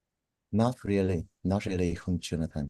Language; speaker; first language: English; non-native, learner; Vietnamese